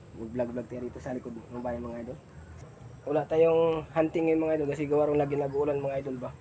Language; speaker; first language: Filipino; non-native, local second language; Cebuano